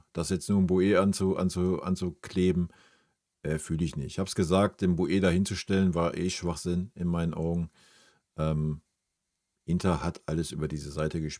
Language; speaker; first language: German; native; German